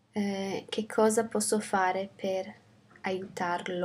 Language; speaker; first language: Italian; non-native, fluent; English